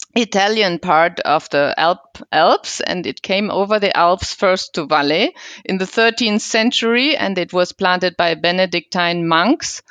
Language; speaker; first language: English; non-native, fluent; German